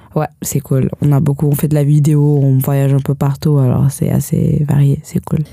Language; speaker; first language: French; early bilingual, heritage; French